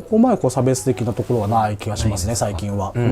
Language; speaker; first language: Japanese; native; Japanese